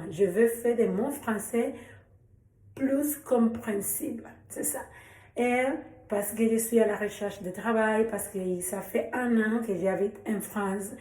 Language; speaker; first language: French; non-native, learner; Spanish